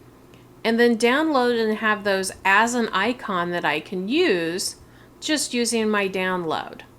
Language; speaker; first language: English; native; English